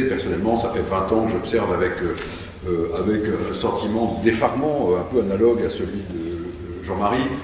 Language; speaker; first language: French; native; French